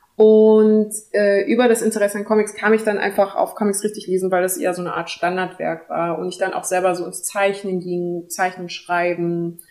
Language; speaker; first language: German; early bilingual, other home language; French